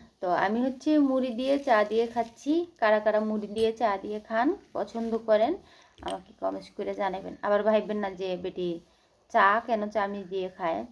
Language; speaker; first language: Bangla; native; Bangla